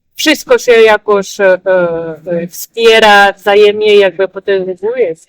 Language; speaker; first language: Polish; non-native, fluent; Spanish